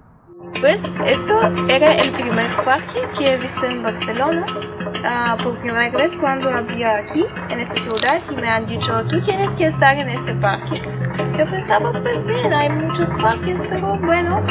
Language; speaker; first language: Spanish; non-native, learner; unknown